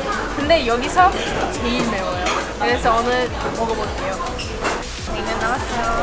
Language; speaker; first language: Korean; non-native, fluent; Turkish